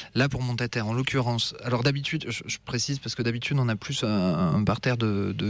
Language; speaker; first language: French; native; French